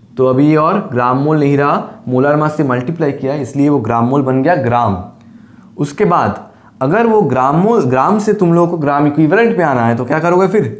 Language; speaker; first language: Hindi; non-native, local second language; Bangla